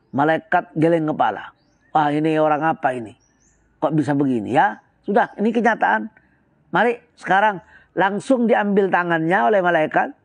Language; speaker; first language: Indonesian; non-native, local second language; Madurese